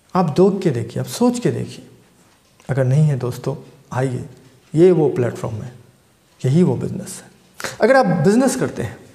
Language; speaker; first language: Hindi; non-native, local second language; Bangla